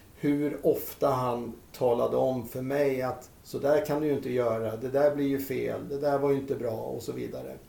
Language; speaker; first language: Swedish; native; Swedish